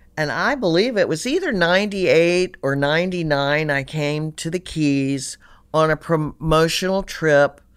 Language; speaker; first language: English; native; English